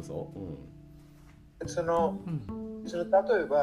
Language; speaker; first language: Japanese; non-native, learner; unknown